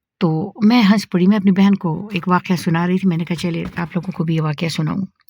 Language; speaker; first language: Urdu; non-native, local second language; Pashto